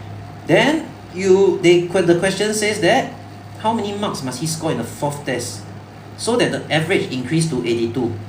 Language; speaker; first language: English; non-native, local second language; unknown